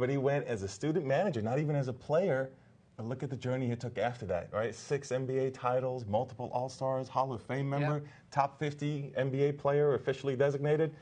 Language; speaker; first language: English; native; English